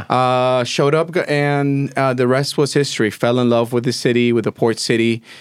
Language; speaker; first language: English; early bilingual, other home language; Spanish